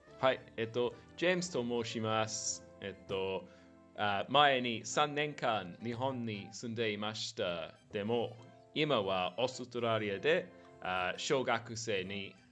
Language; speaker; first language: Japanese; non-native, learner; English